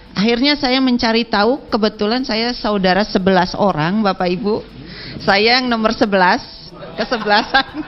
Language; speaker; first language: Indonesian; non-native, local second language; Balinese